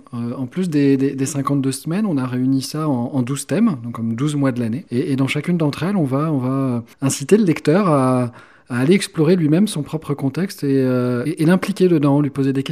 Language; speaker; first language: French; native; French